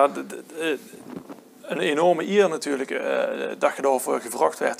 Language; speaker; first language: Dutch; native; Dutch